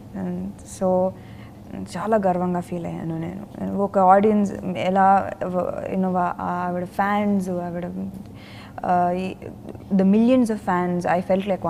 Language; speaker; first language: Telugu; non-native, fluent; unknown